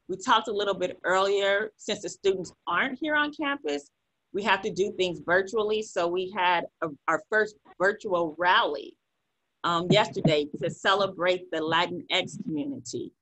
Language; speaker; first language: English; native; English